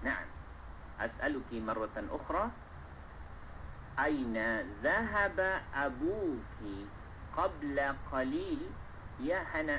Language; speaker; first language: Arabic; non-native, fluent; Malay